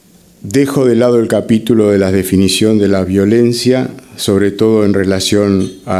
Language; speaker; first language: Spanish; native; Spanish